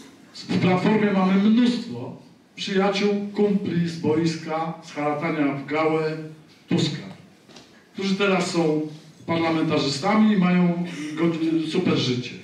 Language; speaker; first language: Polish; native; Polish